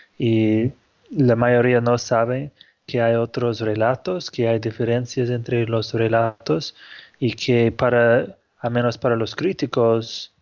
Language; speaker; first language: Spanish; non-native, fluent; English